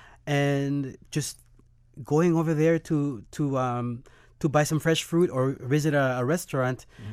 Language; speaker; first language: English; early bilingual, other home language; Spanish